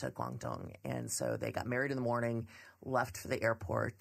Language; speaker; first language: English; native; English